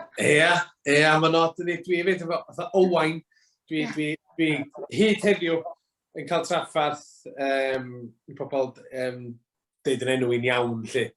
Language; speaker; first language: Welsh; native; Welsh